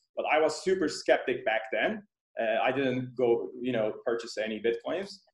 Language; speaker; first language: English; non-native, fluent; Turkish